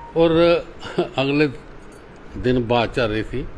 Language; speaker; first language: Hindi; native; Hindi